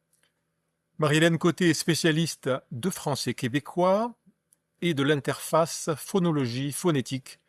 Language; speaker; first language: French; native; French